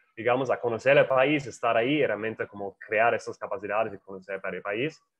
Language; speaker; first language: Spanish; non-native, fluent; German